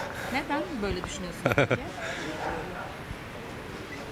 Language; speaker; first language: Turkish; native; Turkish